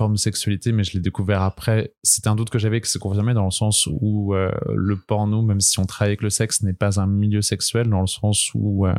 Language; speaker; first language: French; native; French